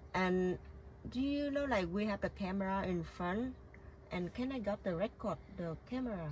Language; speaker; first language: English; non-native, learner; Vietnamese